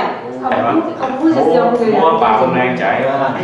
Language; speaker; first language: Cantonese; native; Cantonese